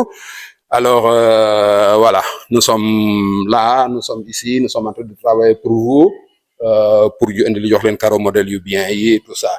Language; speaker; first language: French; non-native, local second language; Wolof